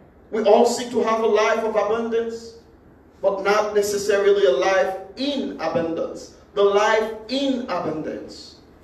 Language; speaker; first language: English; non-native, fluent; Haitian Creole